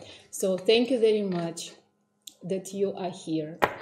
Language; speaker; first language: English; non-native, fluent; Ukrainian